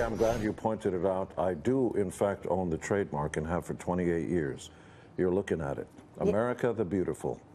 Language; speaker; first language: English; early bilingual, other home language; Hungarian